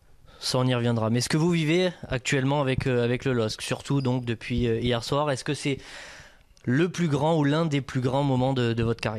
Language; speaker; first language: French; native; French